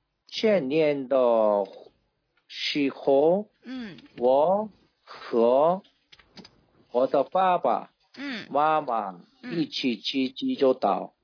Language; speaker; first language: Chinese; non-native, learner; Korean